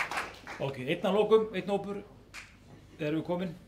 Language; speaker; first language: Icelandic; native; Icelandic